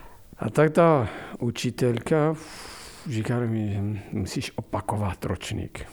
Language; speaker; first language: Czech; non-native, fluent; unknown